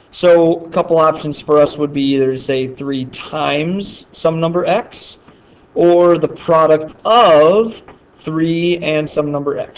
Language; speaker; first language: English; native; English